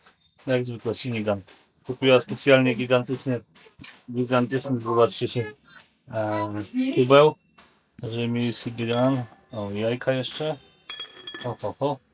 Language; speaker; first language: Polish; native; Polish